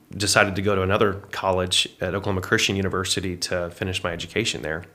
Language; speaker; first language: English; native; English